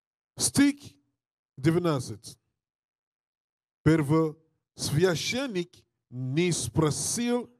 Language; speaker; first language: Russian; non-native, learner; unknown